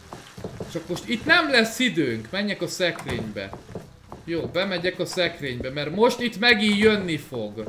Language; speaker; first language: Hungarian; native; Hungarian